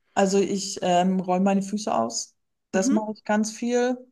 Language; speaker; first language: German; native; German